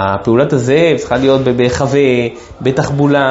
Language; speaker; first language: Hebrew; native; Hebrew